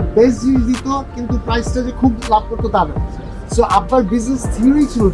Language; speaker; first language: Bangla; native; Bangla